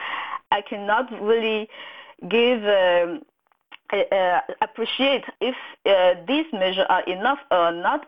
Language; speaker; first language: English; non-native, local second language; French